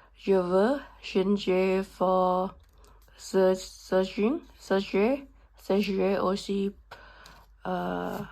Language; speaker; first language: French; non-native, learner; Thai